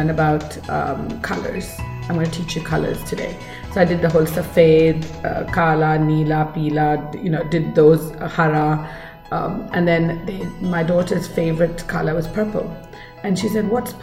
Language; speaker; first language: English; non-native, local second language; Kannada